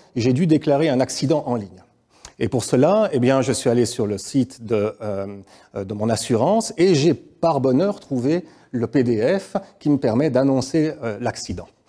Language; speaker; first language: French; native; French